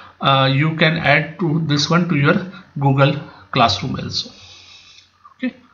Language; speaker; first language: English; non-native, local second language; Kannada